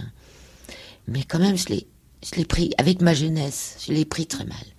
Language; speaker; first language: French; non-native, fluent; Danish